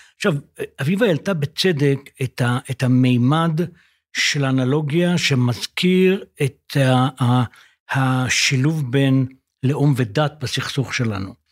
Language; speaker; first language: Hebrew; native; Hebrew